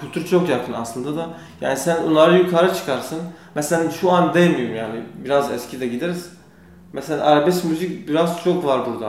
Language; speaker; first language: Turkish; non-native, learner; Kurdish